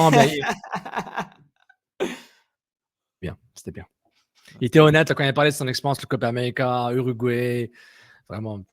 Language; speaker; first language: French; native; French